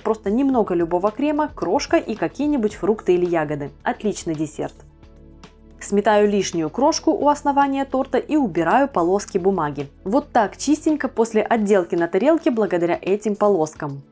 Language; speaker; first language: Russian; native; Russian